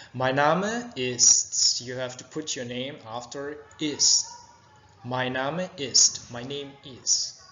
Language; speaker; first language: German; non-native, fluent; Vietnamese